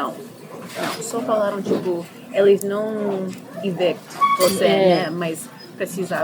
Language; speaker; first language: Portuguese; early bilingual, heritage; Portuguese